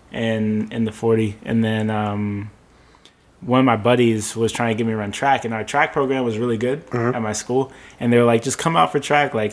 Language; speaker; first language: English; native; English